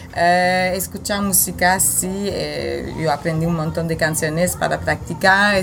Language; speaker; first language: Spanish; non-native, learner; French